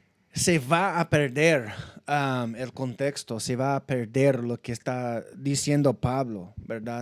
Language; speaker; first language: Spanish; non-native, fluent; English